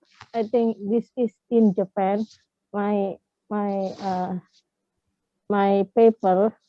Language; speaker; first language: English; non-native, fluent; Indonesian